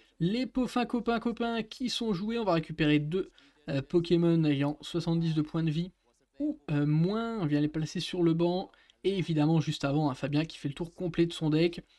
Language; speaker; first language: French; native; French